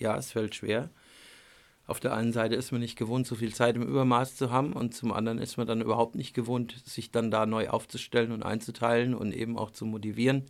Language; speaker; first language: German; native; German